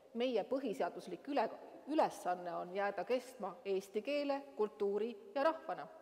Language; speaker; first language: Estonian; native; Estonian